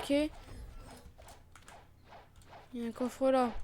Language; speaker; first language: French; native; French